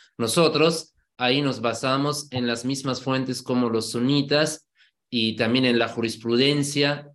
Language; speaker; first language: Spanish; non-native, fluent; German